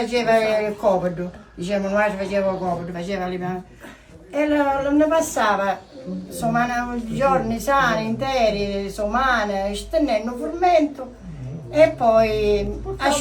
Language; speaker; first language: Italian; native; Italian